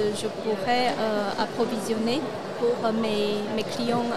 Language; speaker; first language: French; non-native, fluent; Chinese